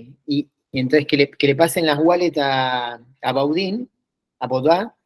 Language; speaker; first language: Spanish; native; Spanish